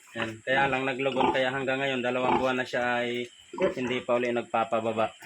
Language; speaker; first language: Filipino; native; Filipino